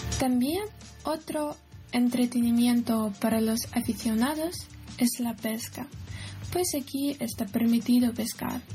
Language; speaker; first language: Spanish; non-native, fluent; Ukrainian